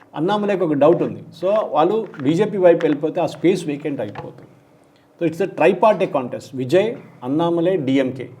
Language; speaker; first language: Telugu; non-native, local second language; Malayalam